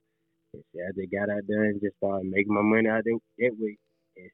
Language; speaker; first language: English; native; English